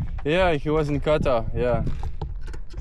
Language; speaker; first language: English; non-native, learner; French